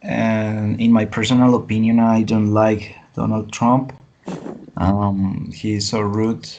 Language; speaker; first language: English; non-native, learner; Spanish